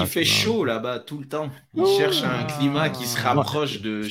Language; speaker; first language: French; native; French